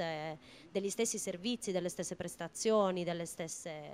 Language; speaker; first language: Italian; native; Italian